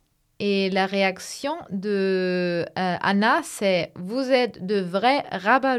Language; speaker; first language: French; non-native, fluent; German